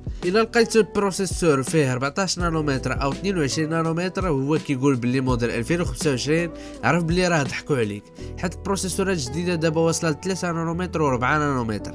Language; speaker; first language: Arabic; native; Arabic